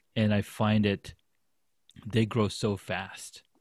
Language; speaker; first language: English; non-native, fluent; Urdu